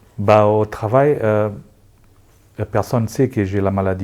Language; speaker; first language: French; non-native, local second language; Luxembourgish